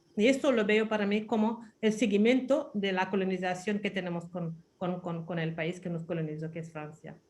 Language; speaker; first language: Spanish; non-native, fluent; Wolof